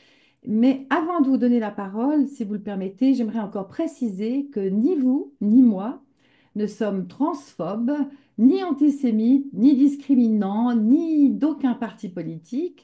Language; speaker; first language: French; native; French